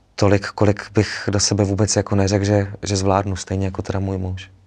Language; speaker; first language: Czech; native; Czech